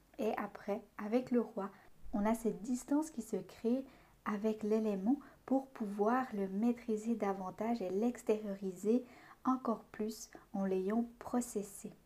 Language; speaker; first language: French; native; French